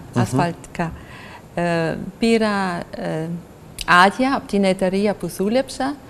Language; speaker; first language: Greek; non-native, fluent; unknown